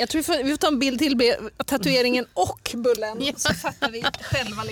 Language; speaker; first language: Swedish; native; Swedish